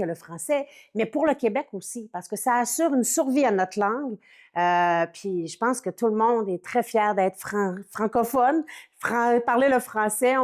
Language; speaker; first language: French; native; French